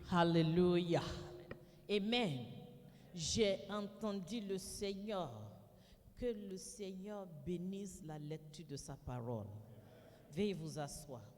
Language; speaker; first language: French; non-native, fluent; Yoruba